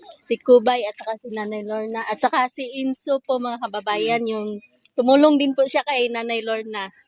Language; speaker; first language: Filipino; non-native, local second language; Cebuano